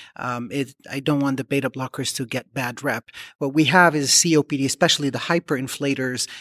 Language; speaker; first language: English; non-native, fluent; Arabic